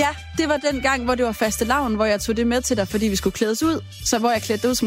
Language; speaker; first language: Danish; native; Danish